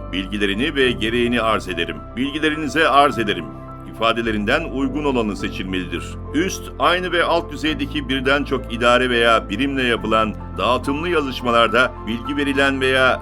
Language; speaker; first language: Turkish; native; Turkish